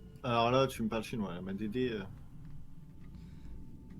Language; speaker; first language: French; native; French